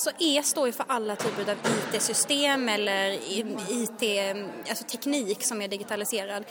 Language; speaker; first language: Swedish; native; Swedish